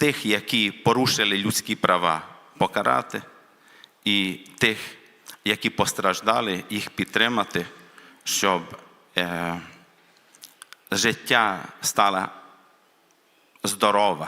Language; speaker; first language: Ukrainian; non-native, local second language; Hungarian